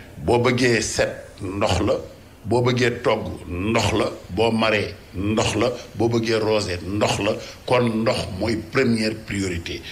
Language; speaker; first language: Wolof; native; Wolof